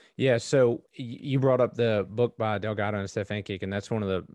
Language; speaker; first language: English; native; English